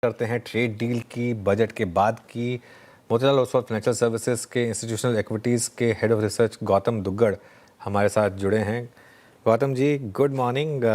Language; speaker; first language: Hindi; native; Hindi